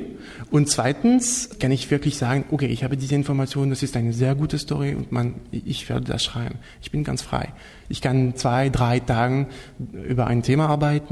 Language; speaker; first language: German; non-native, fluent; French